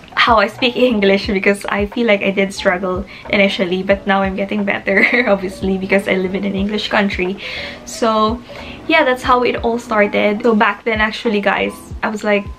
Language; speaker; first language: English; non-native, local second language; Filipino